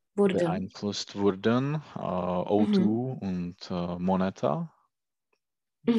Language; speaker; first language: German; non-native, learner; Czech